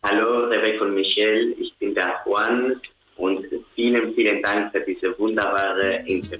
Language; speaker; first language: German; non-native, fluent; Spanish